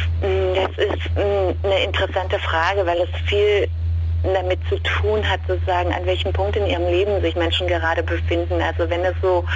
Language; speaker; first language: German; native; German